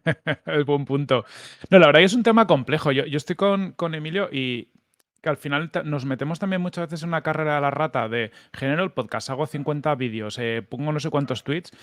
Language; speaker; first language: Spanish; native; Spanish